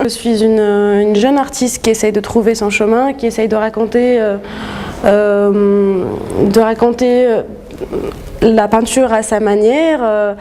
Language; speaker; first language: French; non-native, local second language; Arabic